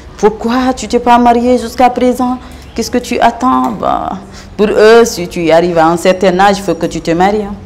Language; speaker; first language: French; non-native, local second language; Wolof